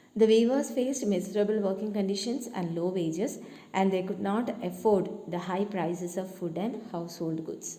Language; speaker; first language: English; non-native, local second language; Malayalam